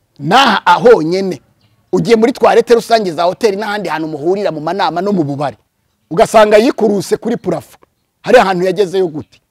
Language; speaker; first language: Rundi; early bilingual, heritage; Rundi